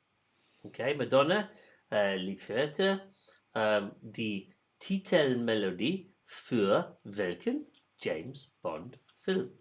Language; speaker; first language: German; non-native, learner; English